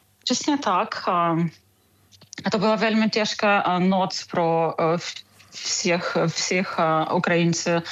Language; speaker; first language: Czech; non-native, learner; Ukrainian